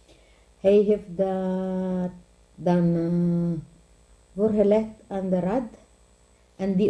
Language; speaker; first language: Dutch; non-native, learner; Filipino